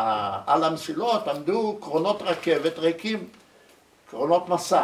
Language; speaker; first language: Hebrew; early bilingual, other home language; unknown